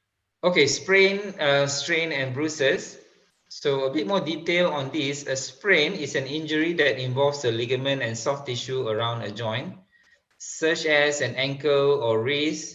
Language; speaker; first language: English; non-native, local second language; Malay